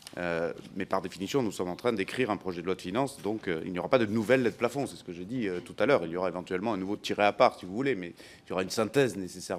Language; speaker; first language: French; native; French